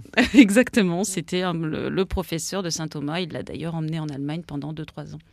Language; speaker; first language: French; native; French